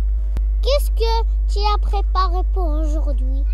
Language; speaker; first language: French; non-native, local second language; Arabic